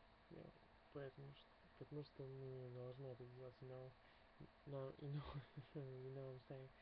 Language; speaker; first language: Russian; non-native, local second language; Latvian